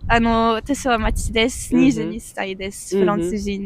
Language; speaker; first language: Japanese; non-native, learner; French